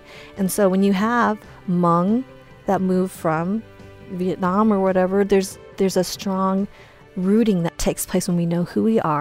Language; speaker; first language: English; early bilingual, other home language; Chinese